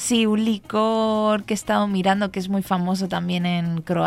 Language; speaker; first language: Spanish; native; Spanish